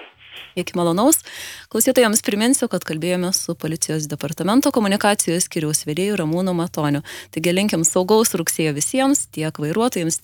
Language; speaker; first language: Lithuanian; native; Lithuanian